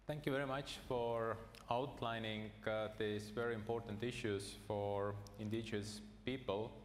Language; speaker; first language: English; non-native, fluent; Estonian